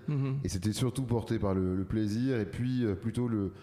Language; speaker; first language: French; native; French